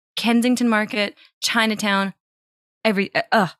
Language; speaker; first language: English; native; English